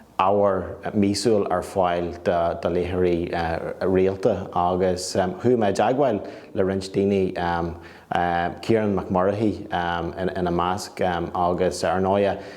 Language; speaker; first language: Irish; native; Irish